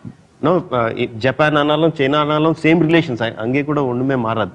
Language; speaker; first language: Tamil; non-native, fluent; Telugu